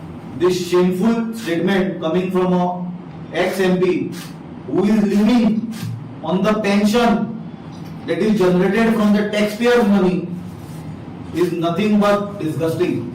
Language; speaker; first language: English; non-native, local second language; Konkani